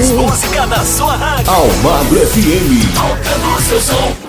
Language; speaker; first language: Portuguese; native; Portuguese